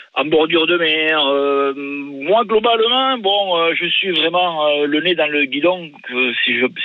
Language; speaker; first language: French; native; French